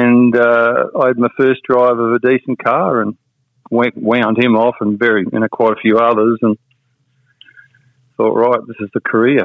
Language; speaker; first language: English; native; English